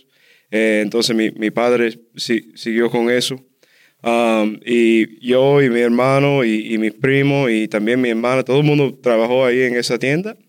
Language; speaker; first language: Spanish; early bilingual, heritage; Spanish